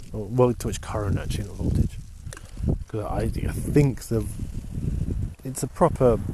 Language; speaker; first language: English; native; English